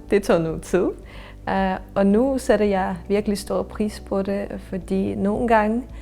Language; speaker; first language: Danish; non-native, fluent; Ukrainian